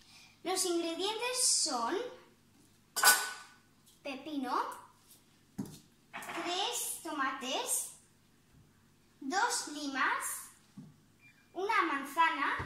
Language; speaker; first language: Spanish; non-native, learner; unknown